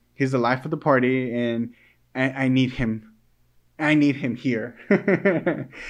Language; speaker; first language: English; early bilingual, other home language; Spanish